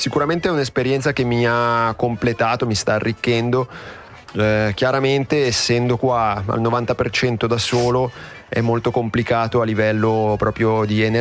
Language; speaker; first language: Italian; native; Italian